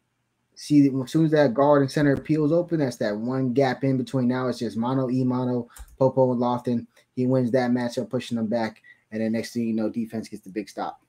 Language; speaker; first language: English; native; English